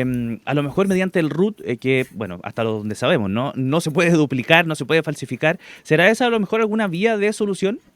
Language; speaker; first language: Spanish; native; Spanish